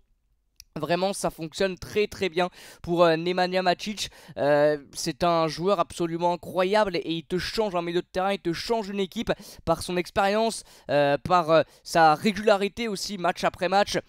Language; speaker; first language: French; native; French